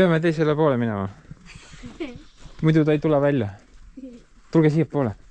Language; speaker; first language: Estonian; native; Estonian